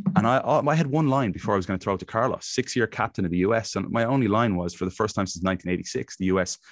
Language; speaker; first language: English; native; English